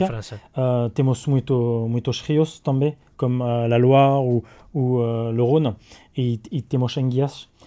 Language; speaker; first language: Portuguese; non-native, learner; French